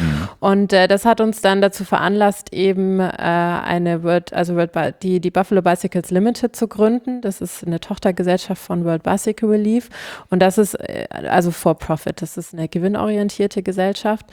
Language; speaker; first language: German; native; German